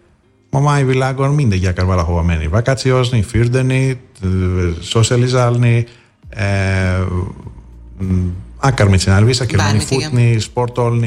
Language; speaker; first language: Hungarian; non-native, fluent; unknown